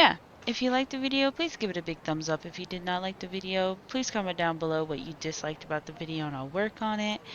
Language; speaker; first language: English; native; English